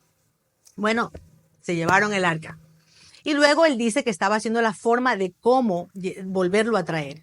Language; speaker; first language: Spanish; native; Spanish